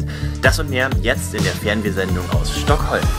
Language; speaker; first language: German; native; German